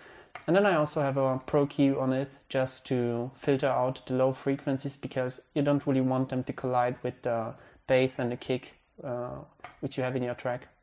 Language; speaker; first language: English; non-native, fluent; Hungarian